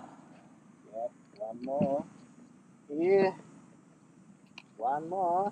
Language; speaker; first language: English; non-native, learner; Vietnamese